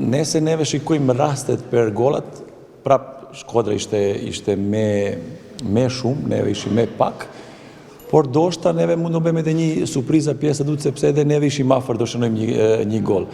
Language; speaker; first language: Albanian; non-native, learner; Serbian